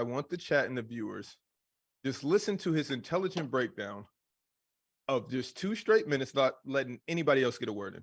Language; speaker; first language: English; native; English